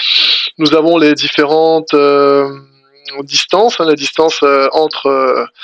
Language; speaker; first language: French; native; French